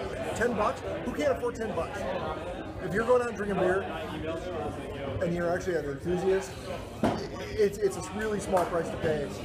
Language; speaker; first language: English; native; English